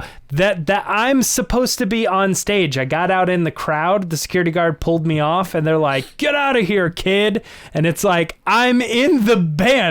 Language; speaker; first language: English; native; English